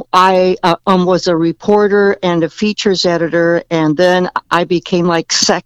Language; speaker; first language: English; native; English